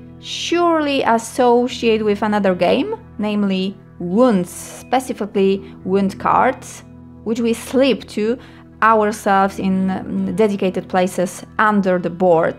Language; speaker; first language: English; non-native, fluent; Polish